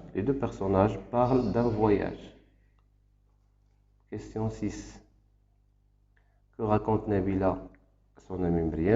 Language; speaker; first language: French; non-native, local second language; Arabic